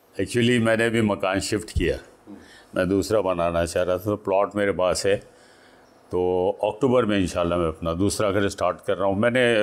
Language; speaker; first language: Urdu; native; Urdu